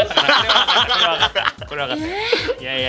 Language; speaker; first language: Japanese; native; Japanese